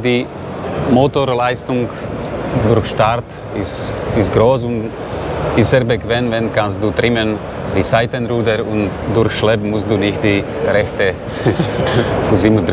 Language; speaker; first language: German; non-native, learner; Slovak